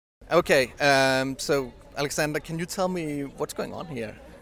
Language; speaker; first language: English; non-native, fluent; Danish